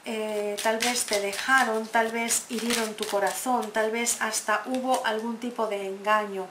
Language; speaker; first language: Spanish; native; Spanish